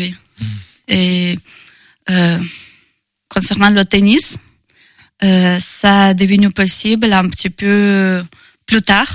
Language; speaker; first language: French; non-native, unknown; Russian